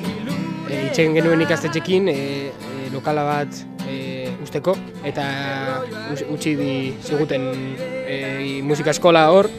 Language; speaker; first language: Basque; non-native, local second language; Spanish